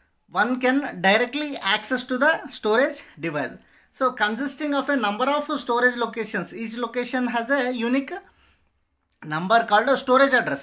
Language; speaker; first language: English; non-native, local second language; Telugu